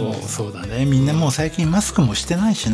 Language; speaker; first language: Japanese; native; Japanese